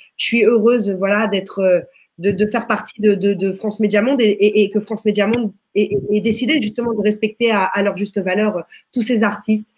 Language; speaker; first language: French; native; French